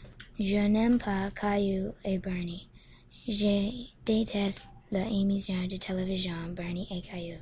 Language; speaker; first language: French; non-native, learner; English